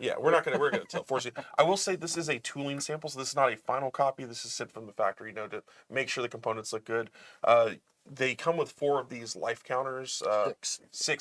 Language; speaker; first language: English; native; English